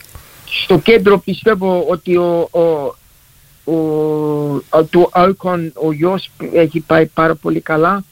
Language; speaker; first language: Greek; early bilingual, heritage; Greek